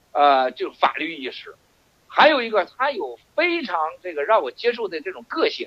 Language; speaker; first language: Chinese; native; Chinese